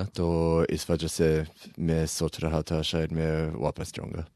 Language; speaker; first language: Urdu; non-native, learner; English